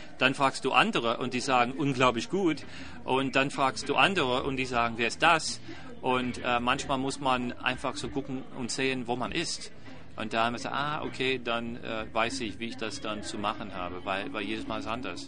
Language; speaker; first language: German; non-native, fluent; English